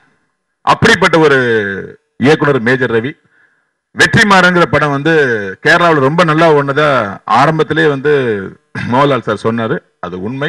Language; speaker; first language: Tamil; native; Tamil